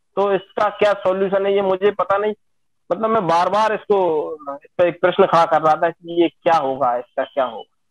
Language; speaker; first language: Hindi; native; Hindi